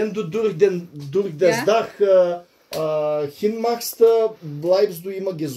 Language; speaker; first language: German; non-native, fluent; Bulgarian